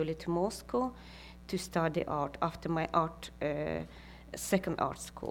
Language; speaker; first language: English; non-native, fluent; Kazakh